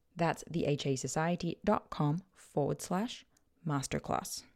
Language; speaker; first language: English; native; English